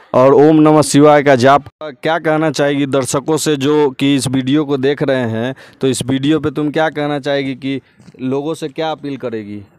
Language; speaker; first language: Hindi; native; Hindi